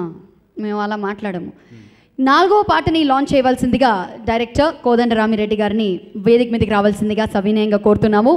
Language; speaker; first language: Telugu; native; Telugu